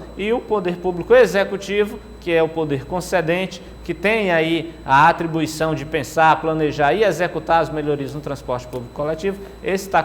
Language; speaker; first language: Portuguese; native; Portuguese